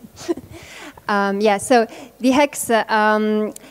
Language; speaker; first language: English; non-native, fluent; German